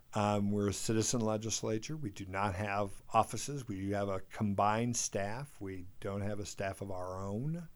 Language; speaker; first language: English; native; English